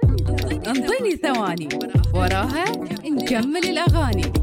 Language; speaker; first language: Arabic; native; Arabic